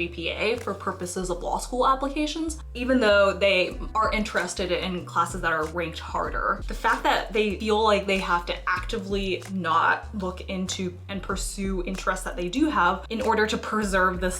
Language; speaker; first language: English; early bilingual, other home language; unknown